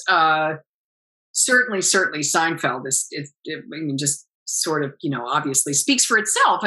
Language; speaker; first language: English; native; English